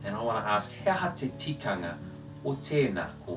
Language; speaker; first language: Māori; non-native, learner; English